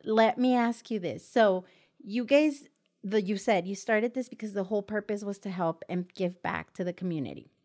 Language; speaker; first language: English; early bilingual, other home language; Spanish